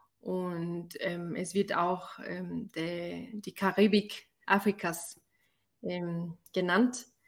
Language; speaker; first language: German; non-native, fluent; Spanish